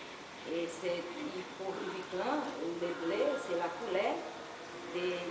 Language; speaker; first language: French; non-native, learner; Portuguese